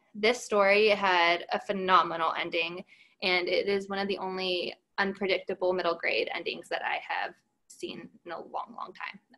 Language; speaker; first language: English; native; English